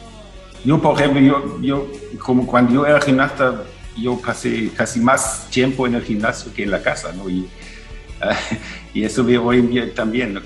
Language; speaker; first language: Spanish; non-native, fluent; German